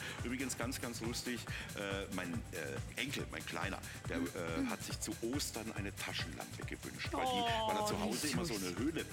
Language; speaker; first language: German; native; German